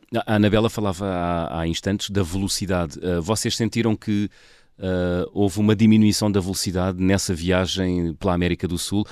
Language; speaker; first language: Portuguese; native; Portuguese